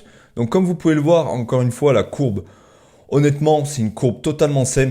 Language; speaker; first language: French; native; French